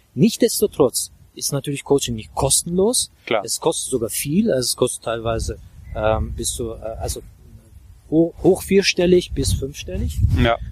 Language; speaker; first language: German; non-native, fluent; Russian